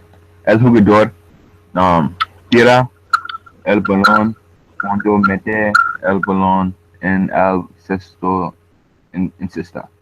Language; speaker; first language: Spanish; non-native, learner; English